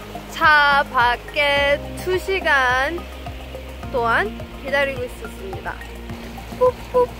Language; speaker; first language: Korean; non-native, fluent; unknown